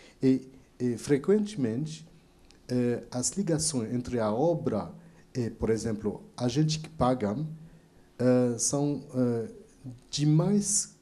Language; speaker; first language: Portuguese; non-native, fluent; French